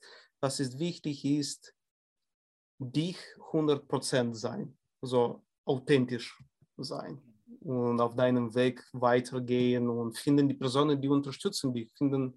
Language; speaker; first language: German; non-native, fluent; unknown